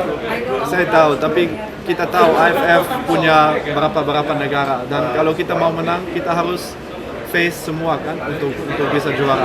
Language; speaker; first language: Indonesian; non-native, fluent; Dutch